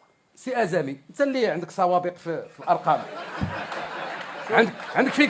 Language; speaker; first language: Arabic; native; Arabic